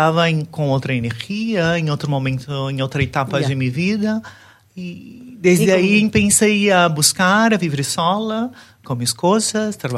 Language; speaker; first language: Spanish; non-native, learner; Portuguese